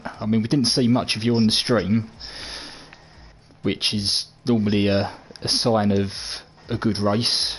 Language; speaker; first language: English; native; English